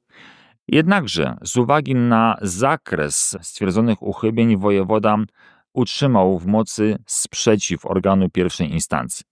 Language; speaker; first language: Polish; native; Polish